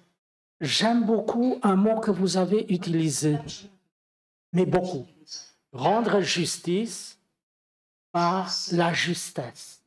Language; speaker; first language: French; non-native, fluent; Romanian